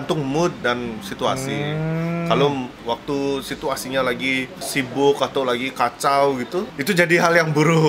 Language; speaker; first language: Indonesian; non-native, local second language; Balinese